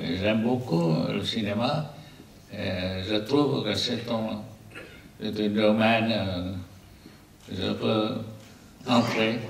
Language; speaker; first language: French; non-native, learner; Vietnamese